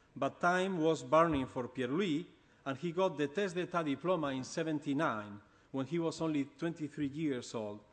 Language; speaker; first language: English; non-native, fluent; Basque